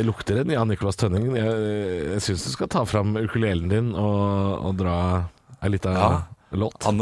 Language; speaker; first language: Norwegian; native; Norwegian